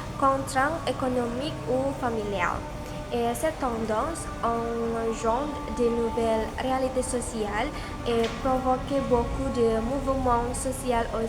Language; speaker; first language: French; non-native, learner; Indonesian